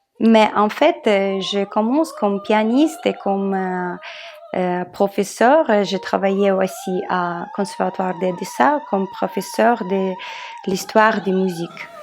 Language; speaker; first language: French; non-native, learner; Russian